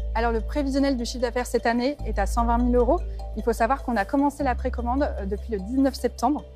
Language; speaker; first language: French; native; French